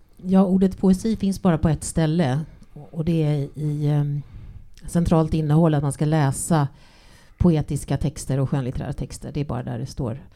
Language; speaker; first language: Swedish; early bilingual, other home language; English